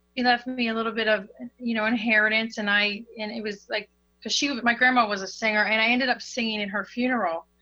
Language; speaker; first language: English; native; English